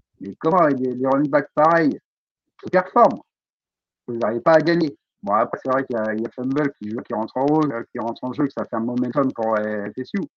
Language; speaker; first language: French; native; French